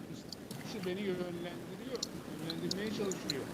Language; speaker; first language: Turkish; native; Turkish